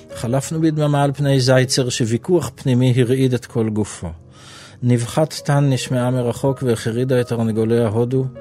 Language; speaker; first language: Hebrew; native; Hebrew